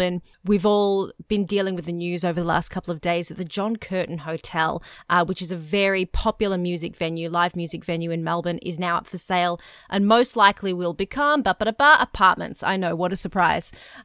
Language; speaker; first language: English; native; English